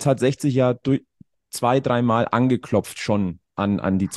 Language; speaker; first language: German; native; German